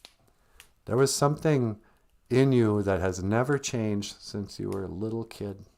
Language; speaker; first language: English; native; English